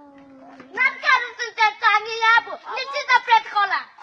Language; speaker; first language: Turkish; native; Turkish